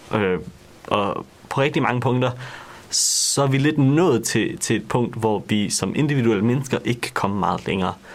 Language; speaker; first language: Danish; native; Danish